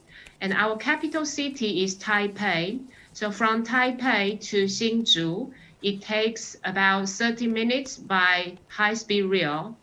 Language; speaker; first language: English; non-native, fluent; Chinese